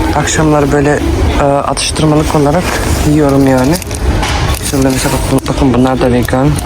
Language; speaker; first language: Turkish; early bilingual, heritage; Turkish